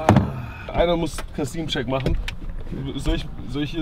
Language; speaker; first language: German; native; German